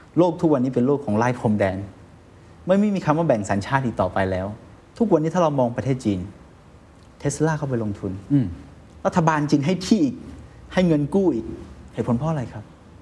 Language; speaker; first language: Thai; non-native, fluent; Chinese